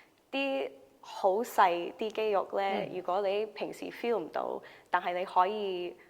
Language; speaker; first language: Cantonese; non-native, local second language; English